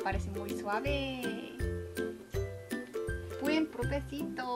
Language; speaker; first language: Spanish; non-native, fluent; Korean